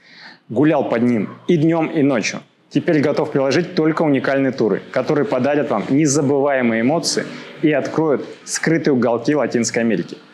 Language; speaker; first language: Russian; native; Russian